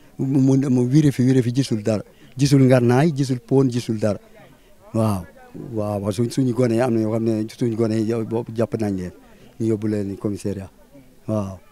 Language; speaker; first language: Wolof; non-native, local second language; Fula